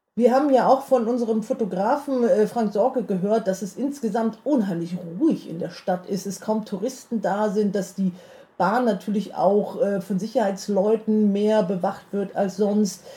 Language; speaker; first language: German; native; German